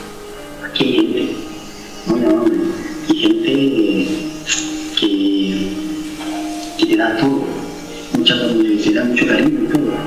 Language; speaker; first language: Spanish; non-native, learner; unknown